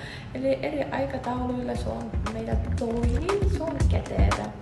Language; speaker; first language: Finnish; non-native, fluent; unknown